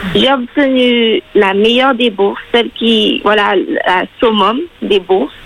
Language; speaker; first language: French; native; French